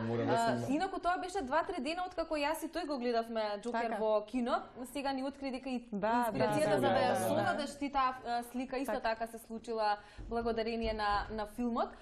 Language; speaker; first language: Macedonian; native; Macedonian